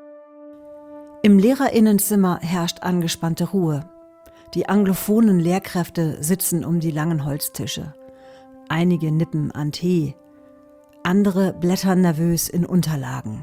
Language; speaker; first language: German; native; German